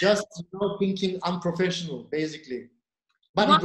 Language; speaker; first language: English; non-native, fluent; Turkish